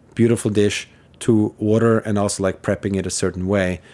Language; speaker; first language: English; non-native, fluent; German